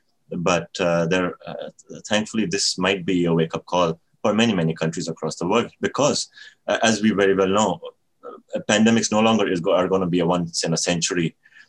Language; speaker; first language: English; non-native, local second language; Bangla